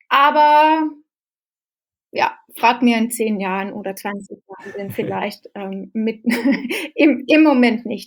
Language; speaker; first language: German; non-native, fluent; Danish